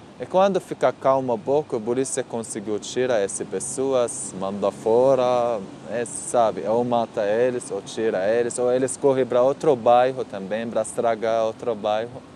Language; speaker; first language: Portuguese; non-native, learner; Arabic